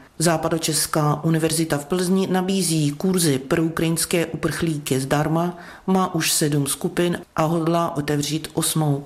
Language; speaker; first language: Czech; non-native, fluent; Ukrainian